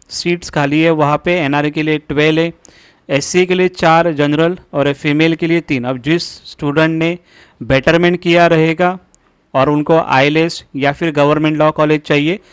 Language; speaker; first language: Hindi; non-native, local second language; Marathi